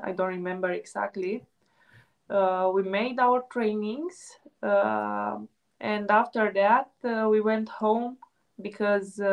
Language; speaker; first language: English; non-native, fluent; Romanian